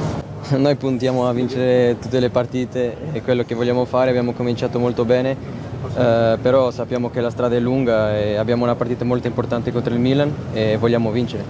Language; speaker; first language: Italian; non-native, fluent; Portuguese